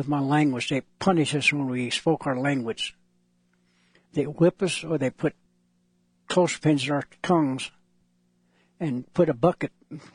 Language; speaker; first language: English; non-native, local second language; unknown